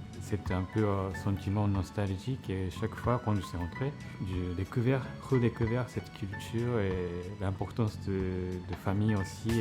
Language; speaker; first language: French; non-native, fluent; Japanese